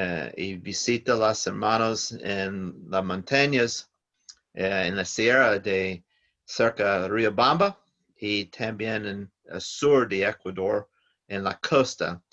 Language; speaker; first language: Spanish; non-native, learner; English